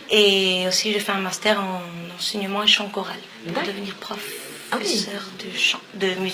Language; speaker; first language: French; non-native, fluent; Spanish